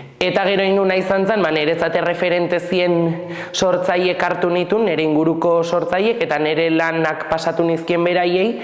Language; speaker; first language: Basque; native; Basque